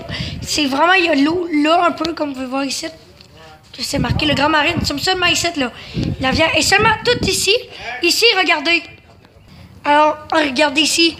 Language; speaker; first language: French; native; French